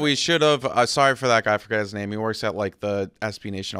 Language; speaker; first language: English; native; English